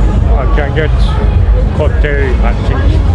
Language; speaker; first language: English; non-native, learner; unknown